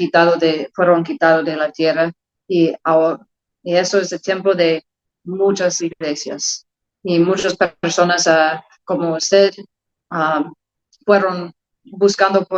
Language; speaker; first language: Spanish; non-native, learner; English